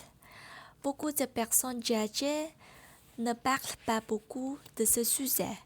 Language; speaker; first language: French; non-native, learner; Vietnamese